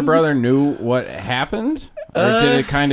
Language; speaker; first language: English; native; English